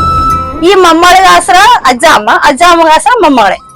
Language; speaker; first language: Kannada; native; Kannada